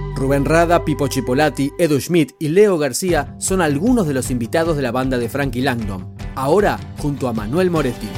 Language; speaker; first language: Spanish; native; Spanish